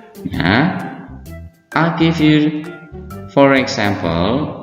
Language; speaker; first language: English; non-native, fluent; Indonesian